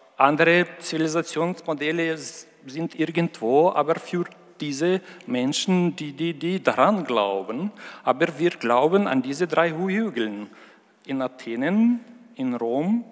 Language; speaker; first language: German; non-native, fluent; Ukrainian